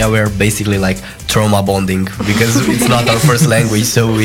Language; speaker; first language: English; non-native, fluent; Romanian